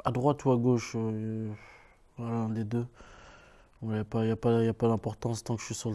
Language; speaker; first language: French; native; French